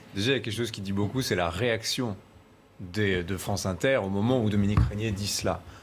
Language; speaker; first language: French; native; French